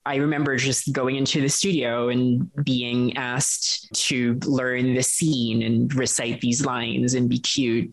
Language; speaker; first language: English; non-native, local second language; Filipino